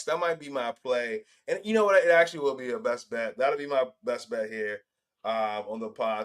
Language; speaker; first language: English; native; English